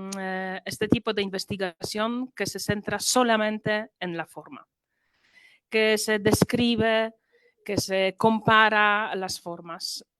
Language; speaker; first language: Spanish; non-native, fluent; Polish